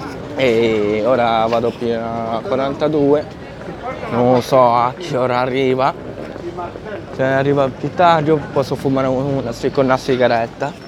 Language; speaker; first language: Italian; non-native, fluent; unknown